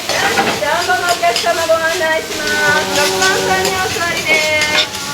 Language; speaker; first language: Japanese; native; Japanese